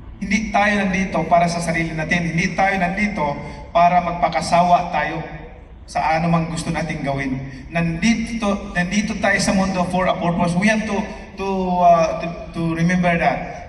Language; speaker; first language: Filipino; non-native, local second language; Cebuano